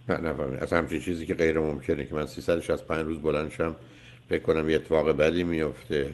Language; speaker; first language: Persian; native; Persian